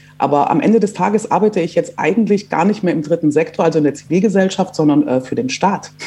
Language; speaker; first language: German; early bilingual, other home language; Croatian